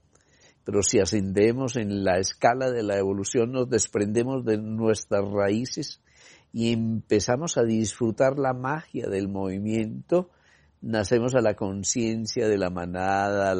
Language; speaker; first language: Spanish; native; Spanish